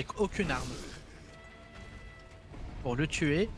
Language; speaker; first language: French; native; French